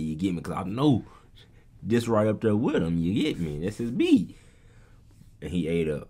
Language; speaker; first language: English; native; English